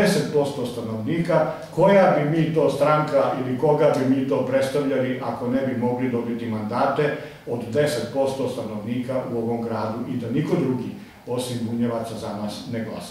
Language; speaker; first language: Serbian; native; Serbian